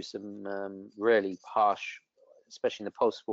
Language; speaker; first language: English; non-native, local second language; Italian